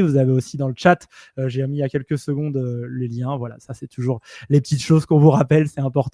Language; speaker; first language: French; native; French